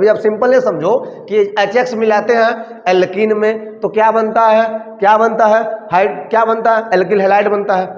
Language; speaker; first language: Hindi; native; Hindi